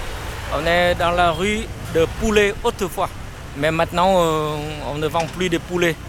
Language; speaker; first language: French; non-native, fluent; Vietnamese